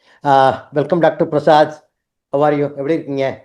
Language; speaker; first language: English; non-native, local second language; Tamil